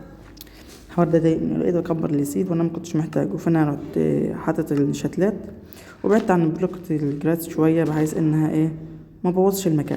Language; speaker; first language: Arabic; native; Arabic